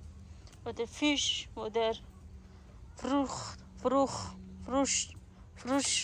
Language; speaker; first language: German; non-native, learner; Persian